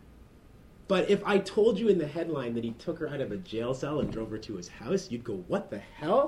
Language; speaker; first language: English; native; English